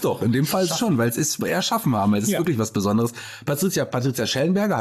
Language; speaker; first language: German; native; German